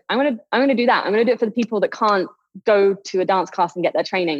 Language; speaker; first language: English; native; English